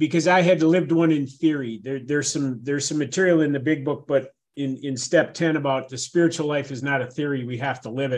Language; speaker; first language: English; native; English